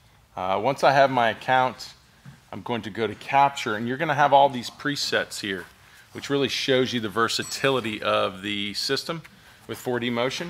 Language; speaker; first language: English; native; English